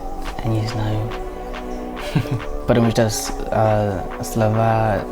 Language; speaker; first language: Russian; non-native, learner; English